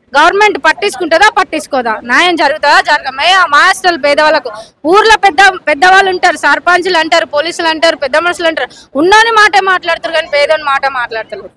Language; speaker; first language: Telugu; native; Telugu